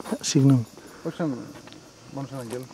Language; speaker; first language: Greek; native; Greek